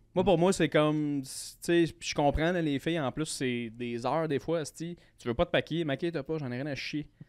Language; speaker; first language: French; native; French